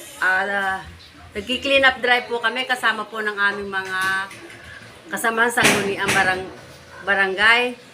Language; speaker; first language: Filipino; native; Filipino